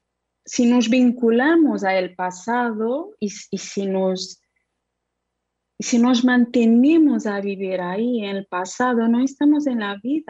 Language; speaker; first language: Spanish; non-native, fluent; Portuguese